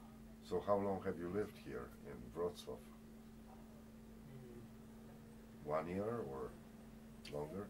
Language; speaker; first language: English; non-native, learner; Polish